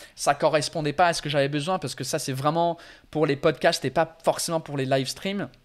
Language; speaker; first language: French; non-native, fluent; English